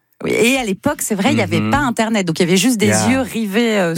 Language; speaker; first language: French; native; French